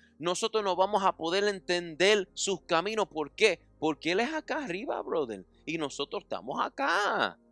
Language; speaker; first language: Spanish; early bilingual, heritage; Spanish